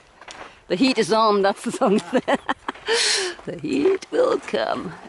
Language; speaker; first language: English; native; English